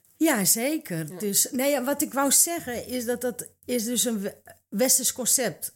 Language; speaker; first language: Dutch; early bilingual, other home language; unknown